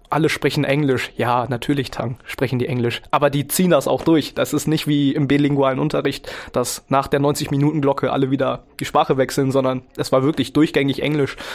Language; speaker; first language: German; early bilingual, other home language; Vietnamese